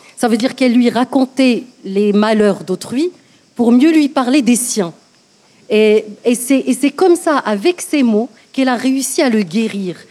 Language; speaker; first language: French; non-native, local second language; Arabic